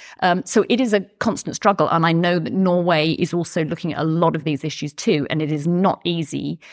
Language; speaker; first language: English; native; English